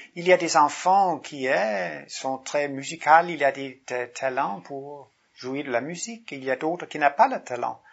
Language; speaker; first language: French; non-native, fluent; Danish